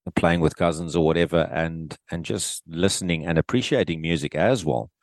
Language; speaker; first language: English; native; English